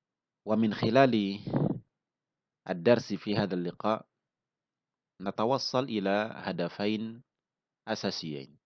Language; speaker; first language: Arabic; non-native, fluent; Indonesian